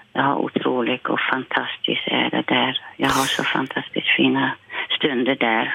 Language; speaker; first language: Swedish; non-native, fluent; Dutch